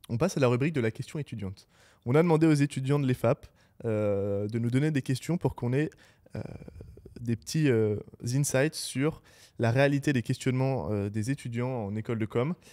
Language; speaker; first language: French; native; French